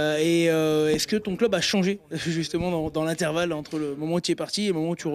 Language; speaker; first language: French; native; French